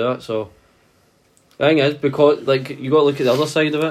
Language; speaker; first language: English; native; English